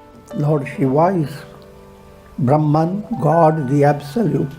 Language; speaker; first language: English; non-native, local second language; Hindi